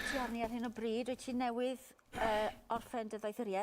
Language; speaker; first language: Welsh; native; Welsh